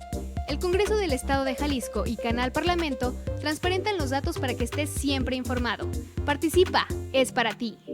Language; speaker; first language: Spanish; native; Spanish